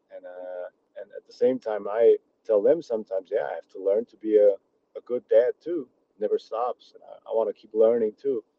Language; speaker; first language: English; early bilingual, other home language; Czech